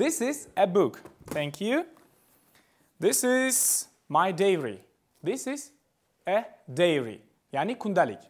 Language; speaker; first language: English; non-native, fluent; Uzbek